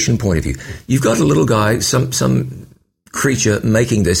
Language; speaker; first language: English; native; English